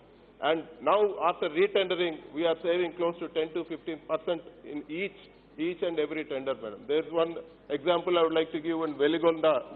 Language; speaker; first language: English; non-native, local second language; Telugu